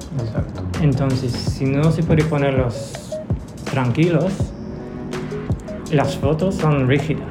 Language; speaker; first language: Spanish; non-native, learner; English